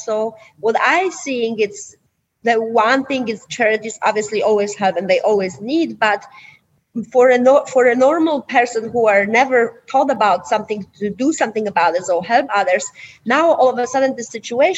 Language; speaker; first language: English; non-native, fluent; Polish